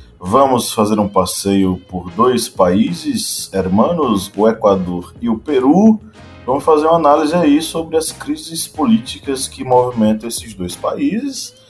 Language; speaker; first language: Portuguese; native; Portuguese